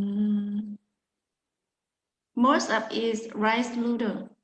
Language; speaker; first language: English; non-native, learner; Vietnamese